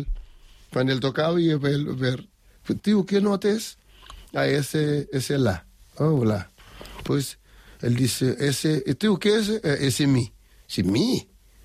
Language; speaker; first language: Spanish; non-native, learner; Kabuverdianu